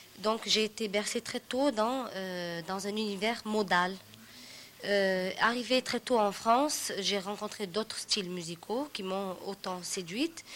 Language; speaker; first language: French; non-native, local second language; Central Atlas Tamazight